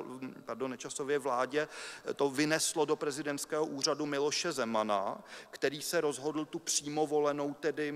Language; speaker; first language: Czech; native; Czech